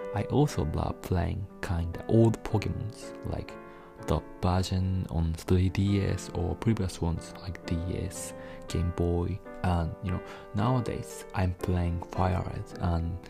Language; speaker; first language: English; non-native, fluent; Japanese